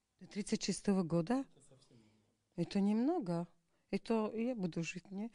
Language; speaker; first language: Russian; non-native, learner; Slovak